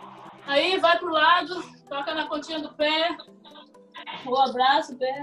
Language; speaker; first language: Portuguese; native; Portuguese